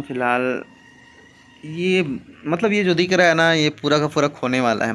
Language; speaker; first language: Hindi; native; Hindi